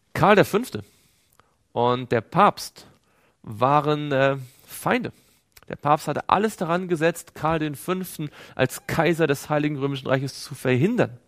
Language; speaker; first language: German; native; German